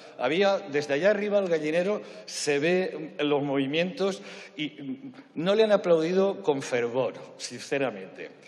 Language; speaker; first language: Spanish; non-native, local second language; Catalan